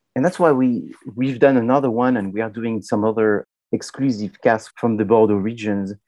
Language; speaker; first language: English; non-native, fluent; French